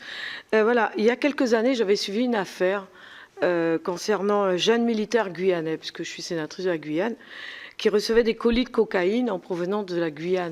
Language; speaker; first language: French; native; French